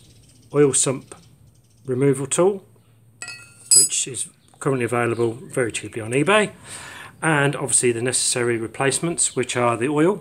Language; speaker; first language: English; native; English